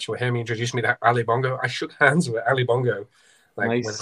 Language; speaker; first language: English; native; English